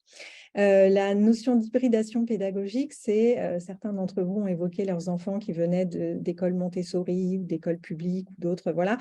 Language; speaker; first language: French; native; French